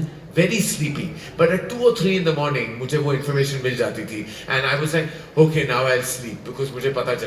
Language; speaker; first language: English; non-native, local second language; Hindi